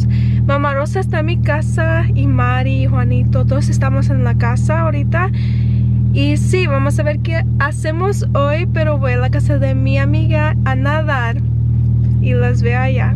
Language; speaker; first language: Spanish; early bilingual, heritage; Spanish